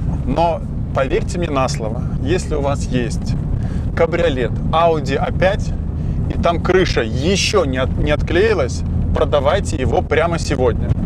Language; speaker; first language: Russian; native; Russian